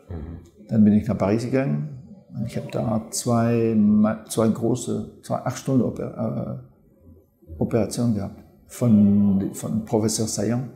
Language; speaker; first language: German; non-native, fluent; French